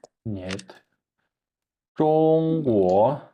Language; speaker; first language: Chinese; non-native, fluent; Kyrgyz